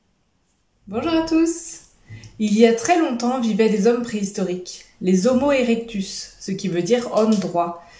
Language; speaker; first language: French; native; French